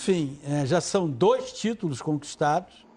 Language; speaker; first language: Portuguese; native; Portuguese